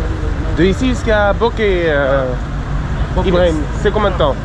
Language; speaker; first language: French; non-native, learner; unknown